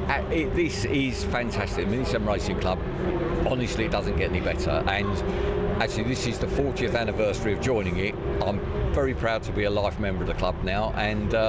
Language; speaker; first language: English; native; English